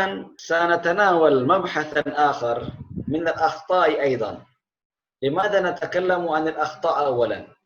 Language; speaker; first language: Arabic; non-native, fluent; Indonesian